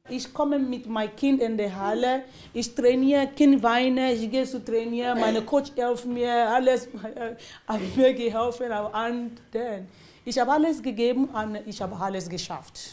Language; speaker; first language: German; non-native, learner; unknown